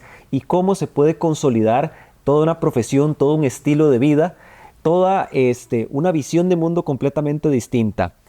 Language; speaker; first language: Spanish; native; Spanish